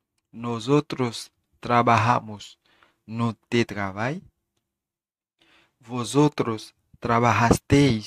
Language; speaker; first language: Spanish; non-native, fluent; Haitian Creole